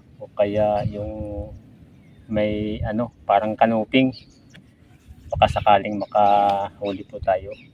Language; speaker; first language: Filipino; non-native, local second language; Bikol